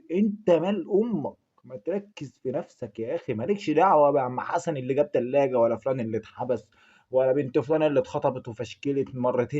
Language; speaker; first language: Arabic; native; Arabic